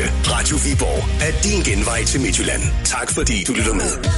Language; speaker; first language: Danish; native; Danish